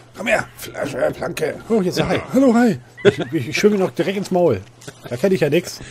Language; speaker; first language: German; native; German